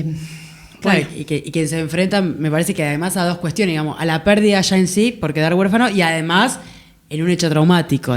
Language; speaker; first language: Spanish; native; Spanish